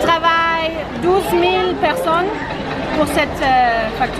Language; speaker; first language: French; non-native, learner; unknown